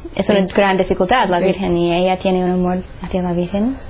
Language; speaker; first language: Spanish; non-native, fluent; English